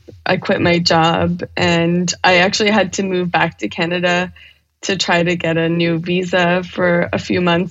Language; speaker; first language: English; native; English